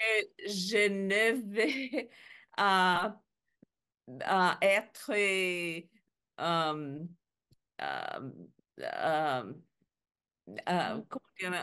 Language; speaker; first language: French; non-native, learner; Portuguese